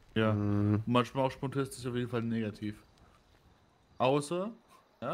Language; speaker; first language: German; native; German